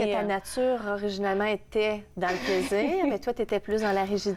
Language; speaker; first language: French; native; French